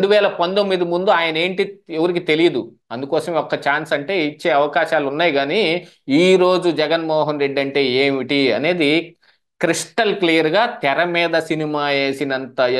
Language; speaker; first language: Telugu; native; Telugu